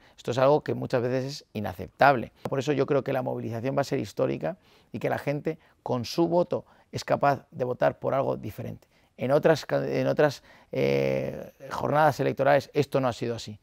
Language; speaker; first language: Spanish; native; Spanish